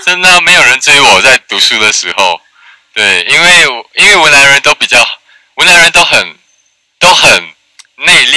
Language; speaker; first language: Chinese; early bilingual, heritage; Chinese